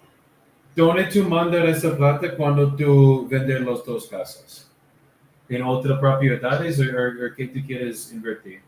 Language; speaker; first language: Spanish; non-native, learner; English